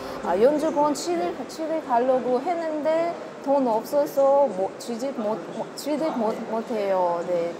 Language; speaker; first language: Korean; non-native, learner; Russian